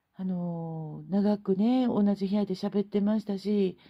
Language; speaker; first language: Japanese; native; Japanese